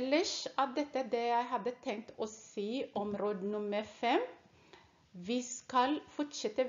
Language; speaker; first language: Norwegian; non-native, fluent; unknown